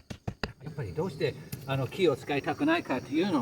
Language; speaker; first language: Japanese; non-native, learner; English